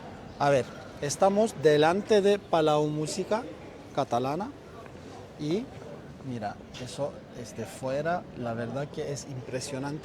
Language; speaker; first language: Spanish; non-native, learner; Turkish